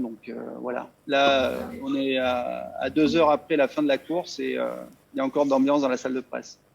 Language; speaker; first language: French; native; French